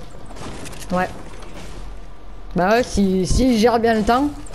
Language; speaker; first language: French; native; French